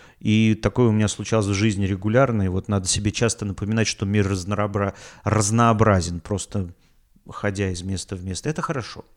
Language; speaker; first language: Russian; native; Russian